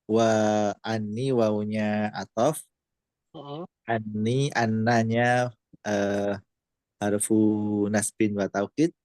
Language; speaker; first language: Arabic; non-native, learner; Indonesian